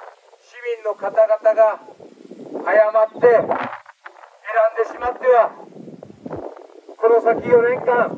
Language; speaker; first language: Japanese; native; Japanese